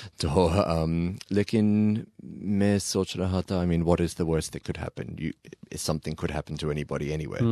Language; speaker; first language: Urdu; non-native, learner; English